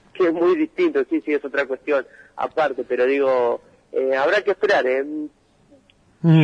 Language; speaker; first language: Spanish; native; Spanish